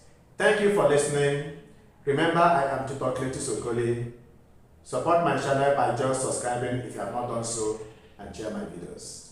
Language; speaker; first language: English; non-native, local second language; Igbo